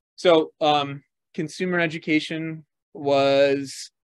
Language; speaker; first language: English; native; English